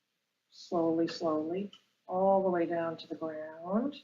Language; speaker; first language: English; native; English